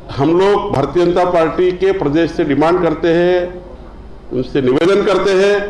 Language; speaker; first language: Hindi; non-native, local second language; Marathi